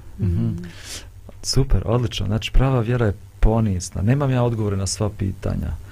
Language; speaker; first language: Bosnian; native; Bosnian